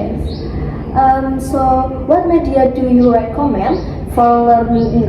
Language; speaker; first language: English; non-native, learner; Indonesian